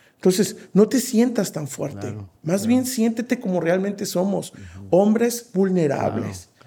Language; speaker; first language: Spanish; native; Spanish